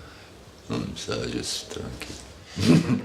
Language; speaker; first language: French; non-native, learner; Turkish